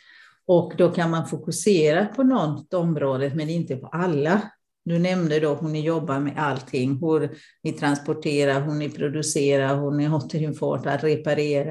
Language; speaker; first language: Swedish; non-native, fluent; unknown